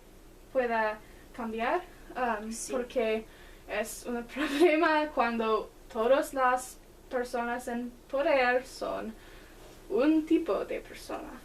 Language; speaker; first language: Spanish; non-native, learner; English